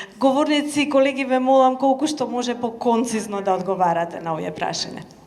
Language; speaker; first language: Macedonian; native; Macedonian